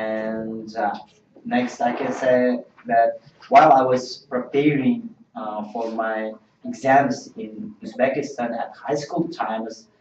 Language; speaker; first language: English; non-native, learner; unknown